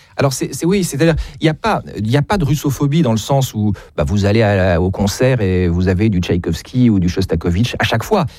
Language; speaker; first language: French; native; French